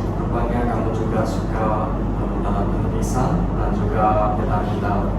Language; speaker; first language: Malay; non-native, local second language; Chinese